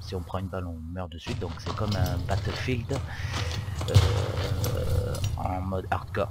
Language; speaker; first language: French; native; French